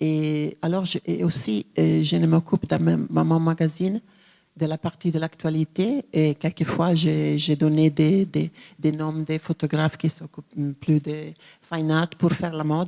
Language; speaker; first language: French; non-native, fluent; Italian